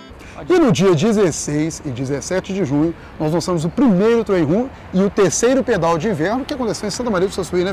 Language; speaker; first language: Portuguese; native; Portuguese